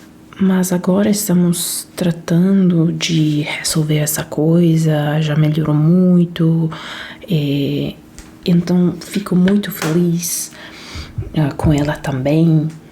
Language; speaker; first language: Portuguese; non-native, fluent; Italian